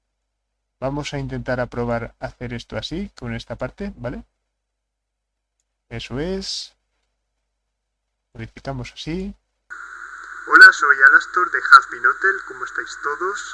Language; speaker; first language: Spanish; native; Spanish